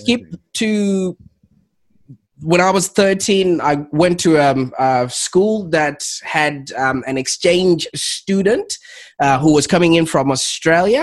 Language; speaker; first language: English; non-native, local second language; Shona